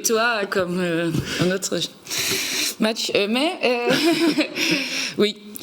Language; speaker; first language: French; non-native, learner; Danish